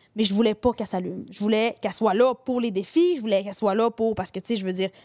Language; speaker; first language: French; native; French